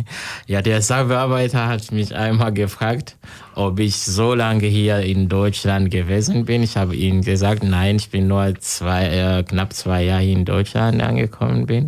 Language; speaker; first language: German; non-native, learner; Kinyarwanda